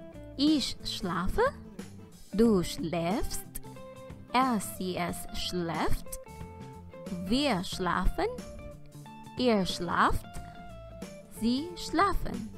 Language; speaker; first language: German; non-native, fluent; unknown